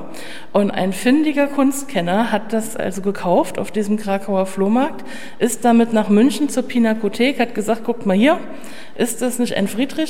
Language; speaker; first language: German; native; German